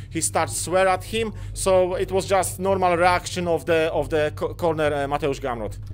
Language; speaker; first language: English; non-native, fluent; Polish